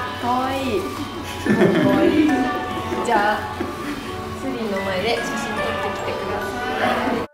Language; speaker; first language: Japanese; native; Japanese